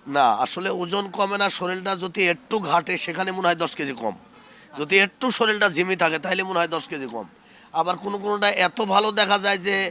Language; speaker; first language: Bangla; native; Bangla